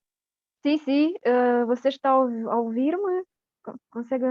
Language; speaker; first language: Portuguese; non-native, fluent; Romanian